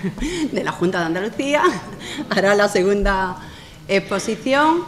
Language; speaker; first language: Spanish; native; Spanish